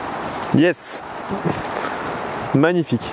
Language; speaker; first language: French; native; French